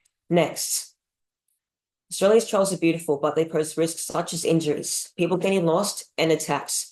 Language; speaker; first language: English; native; English